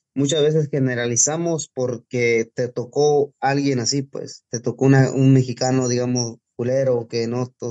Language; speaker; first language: Spanish; native; Spanish